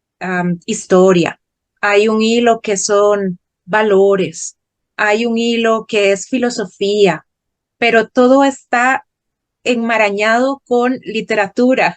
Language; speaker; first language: Spanish; non-native, fluent; Portuguese